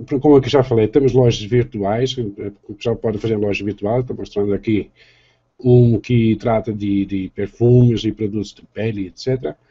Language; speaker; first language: Portuguese; non-native, fluent; Dutch